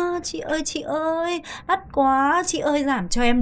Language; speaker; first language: Vietnamese; non-native, fluent; Korean